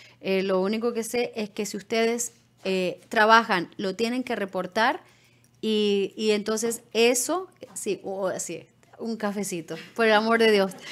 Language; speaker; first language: Spanish; native; Spanish